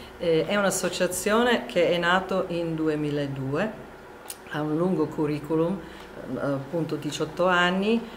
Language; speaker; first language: Italian; non-native, fluent; English